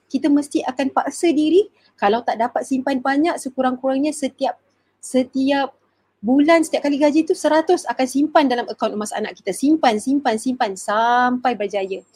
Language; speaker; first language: Malay; native; Malay